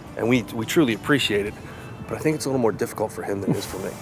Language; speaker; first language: English; native; English